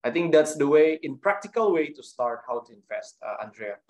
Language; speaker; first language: English; non-native, fluent; Indonesian